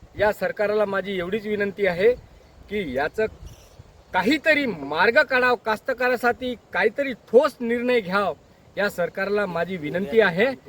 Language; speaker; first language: Marathi; non-native, local second language; Lambadi